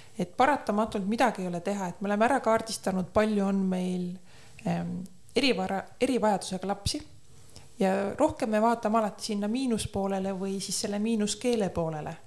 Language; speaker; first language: Estonian; native; Estonian